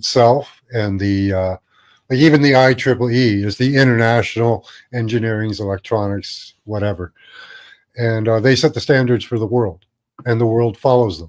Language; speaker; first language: English; native; English